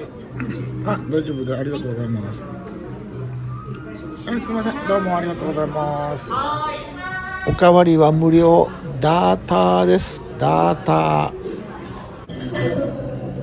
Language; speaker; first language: Japanese; native; Japanese